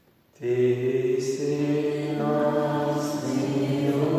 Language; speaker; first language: Czech; native; Czech